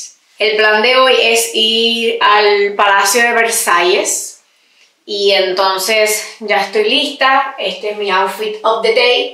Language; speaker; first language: Spanish; native; Spanish